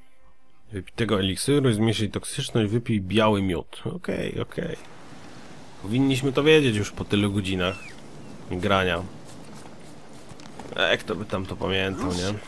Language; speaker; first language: Polish; native; Polish